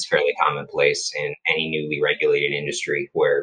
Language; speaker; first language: English; native; English